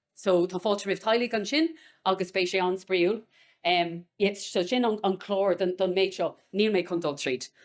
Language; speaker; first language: Irish; non-native, local second language; English